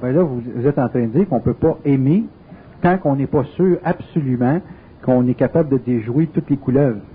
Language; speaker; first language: French; native; French